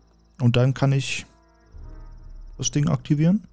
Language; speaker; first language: German; native; German